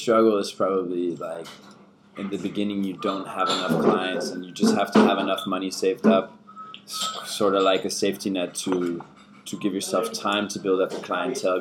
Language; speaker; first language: English; early bilingual, other home language; German